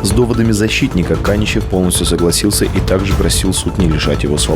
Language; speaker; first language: Russian; native; Russian